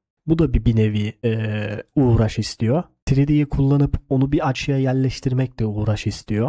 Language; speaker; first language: Turkish; native; Turkish